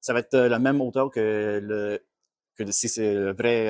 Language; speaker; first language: French; non-native, local second language; English